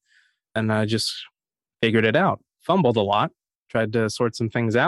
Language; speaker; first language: English; native; English